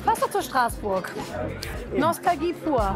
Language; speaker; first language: German; native; German